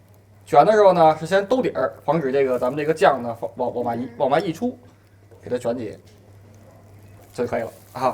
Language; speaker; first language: Chinese; native; Chinese